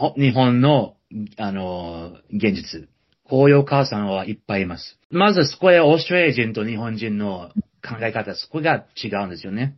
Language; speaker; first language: Japanese; non-native, fluent; English